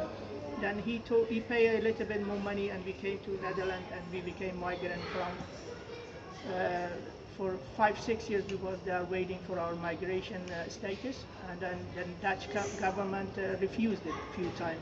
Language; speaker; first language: English; non-native, fluent; Persian